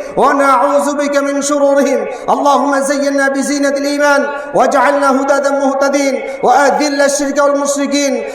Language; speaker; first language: Arabic; non-native, fluent; Bangla